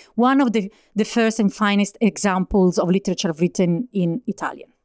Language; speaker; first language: English; non-native, fluent; Italian